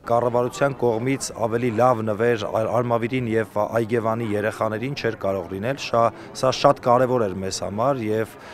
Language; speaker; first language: Armenian; native; Armenian